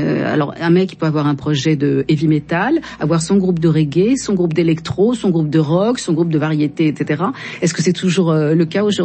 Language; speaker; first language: French; native; French